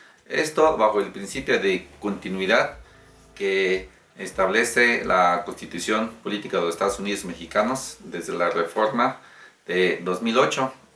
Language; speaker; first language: Spanish; native; Spanish